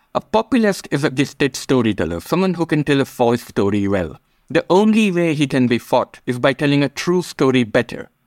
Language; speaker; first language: English; non-native, local second language; Gujarati